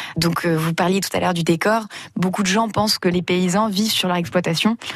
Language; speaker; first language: French; native; French